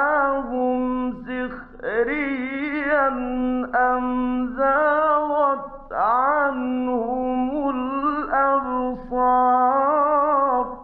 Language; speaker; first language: Arabic; native; Arabic